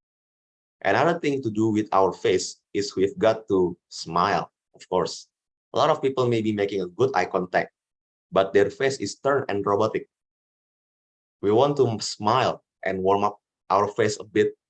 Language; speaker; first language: English; non-native, learner; Indonesian